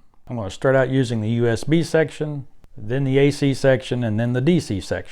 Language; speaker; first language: English; native; English